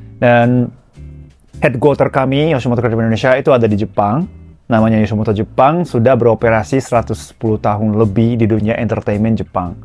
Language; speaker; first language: Indonesian; non-native, fluent; Japanese